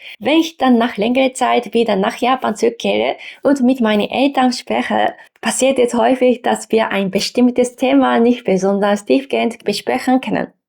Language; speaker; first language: German; non-native, fluent; Japanese